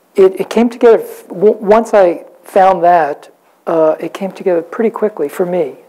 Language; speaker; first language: English; native; English